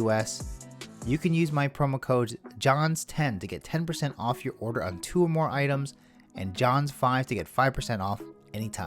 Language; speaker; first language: English; native; English